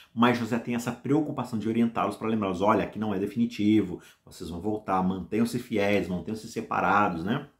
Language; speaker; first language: Portuguese; native; Portuguese